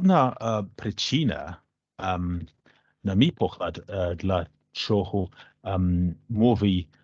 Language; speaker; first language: Ukrainian; non-native, learner; English